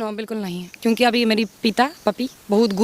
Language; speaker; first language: Hindi; non-native, learner; Spanish